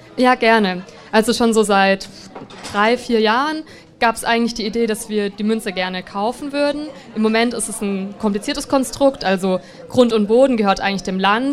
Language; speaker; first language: German; native; German